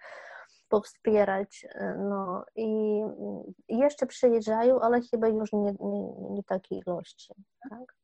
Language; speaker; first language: Polish; non-native, fluent; Ukrainian